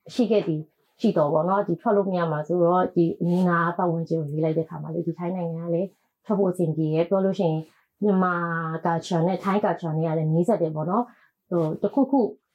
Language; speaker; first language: Burmese; native; Burmese